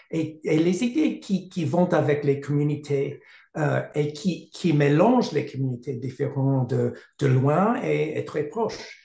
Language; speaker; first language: French; non-native, learner; English